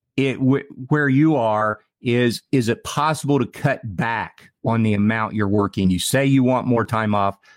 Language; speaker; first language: English; native; English